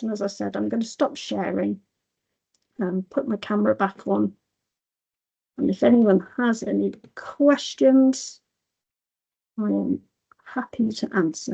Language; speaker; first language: English; native; English